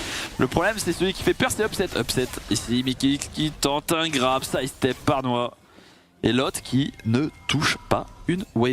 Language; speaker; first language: French; native; French